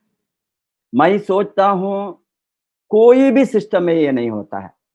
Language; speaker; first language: Hindi; non-native, local second language; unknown